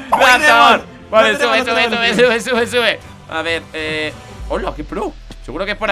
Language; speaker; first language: Spanish; native; Spanish